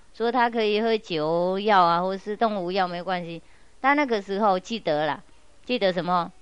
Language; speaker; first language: Chinese; non-native, fluent; Vietnamese